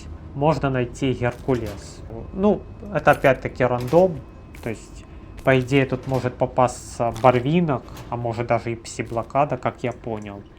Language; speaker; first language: Russian; native; Russian